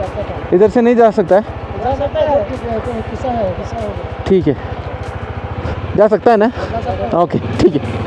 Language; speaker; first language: Hindi; non-native, local second language; Malayalam